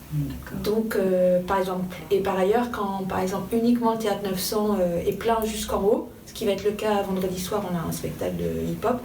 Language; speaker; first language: French; native; French